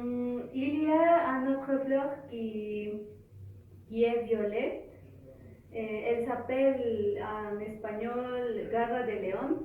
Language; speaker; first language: French; non-native, learner; Spanish